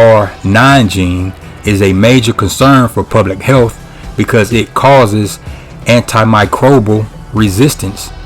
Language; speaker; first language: English; native; English